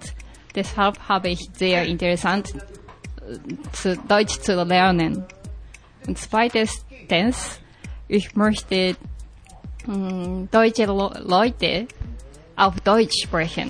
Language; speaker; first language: German; non-native, learner; Japanese